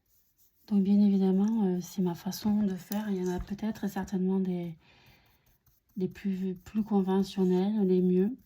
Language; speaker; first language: French; native; French